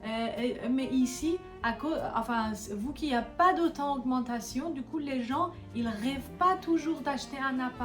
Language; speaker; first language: French; non-native, fluent; Persian